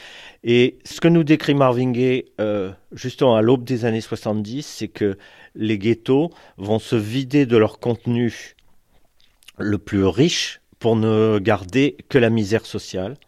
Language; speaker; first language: French; native; French